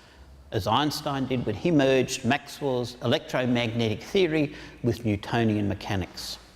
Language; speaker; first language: English; native; English